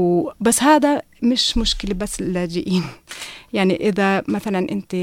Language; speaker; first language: Arabic; non-native, fluent; German